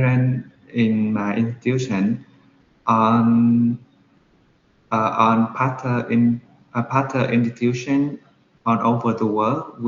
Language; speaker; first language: English; non-native, learner; Vietnamese